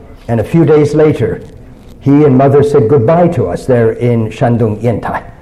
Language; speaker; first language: English; early bilingual, other home language; Chinese